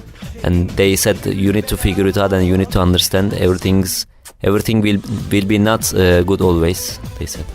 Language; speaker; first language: English; non-native, learner; Turkish